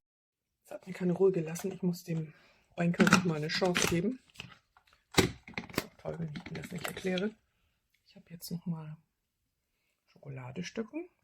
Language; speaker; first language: German; native; German